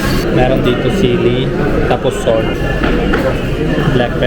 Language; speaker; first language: Filipino; non-native, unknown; Punjabi